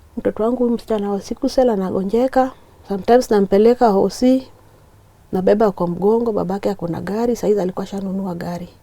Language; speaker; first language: Swahili; non-native, local second language; Luo (Kenya and Tanzania)